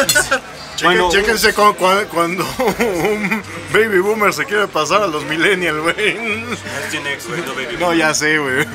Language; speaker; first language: Spanish; native; Spanish